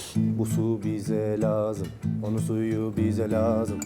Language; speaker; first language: Turkish; native; Turkish